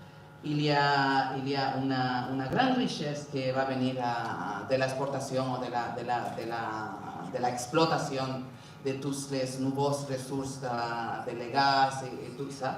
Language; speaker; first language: French; non-native, learner; Spanish